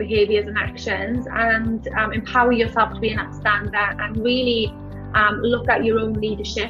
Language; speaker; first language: English; native; English